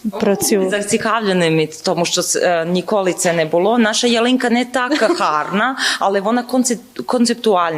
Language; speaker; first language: Ukrainian; non-native, learner; Serbian